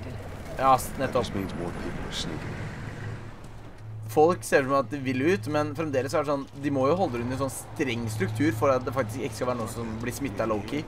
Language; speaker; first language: Norwegian; native; Norwegian